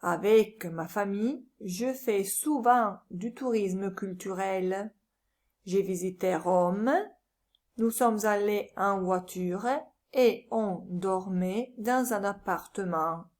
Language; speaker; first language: French; non-native, learner; Italian